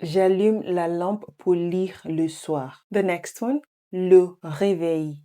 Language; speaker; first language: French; non-native, fluent; English